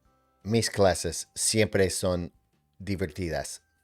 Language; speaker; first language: Spanish; non-native, learner; English